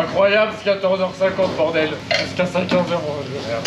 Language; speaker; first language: French; native; French